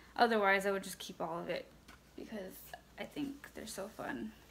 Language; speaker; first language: English; native; English